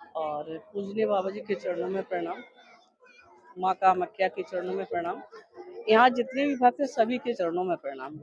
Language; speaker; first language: Hindi; native; Hindi